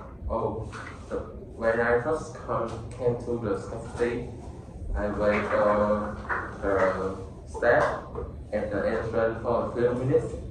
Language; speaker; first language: English; non-native, learner; Vietnamese